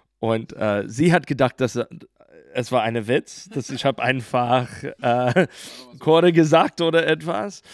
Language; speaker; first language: German; non-native, learner; English